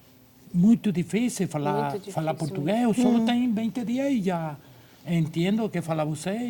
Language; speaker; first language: Portuguese; non-native, learner; Spanish